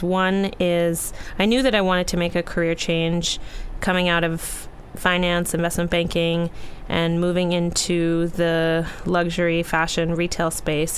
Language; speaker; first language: English; native; English